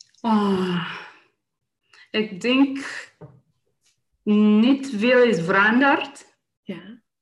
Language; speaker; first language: Dutch; non-native, learner; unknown